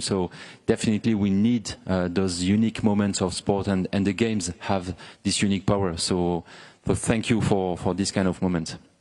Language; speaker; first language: English; non-native, fluent; French